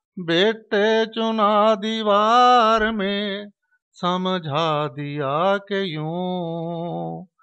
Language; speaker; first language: Hindi; non-native, local second language; Punjabi